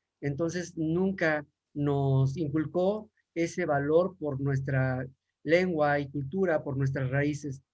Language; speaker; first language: Spanish; native; Spanish